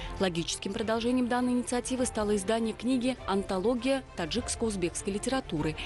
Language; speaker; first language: Russian; non-native, local second language; Uzbek